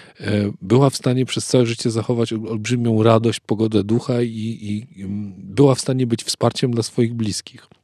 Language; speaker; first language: Polish; native; Polish